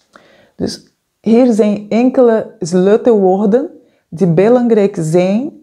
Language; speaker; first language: Dutch; non-native, fluent; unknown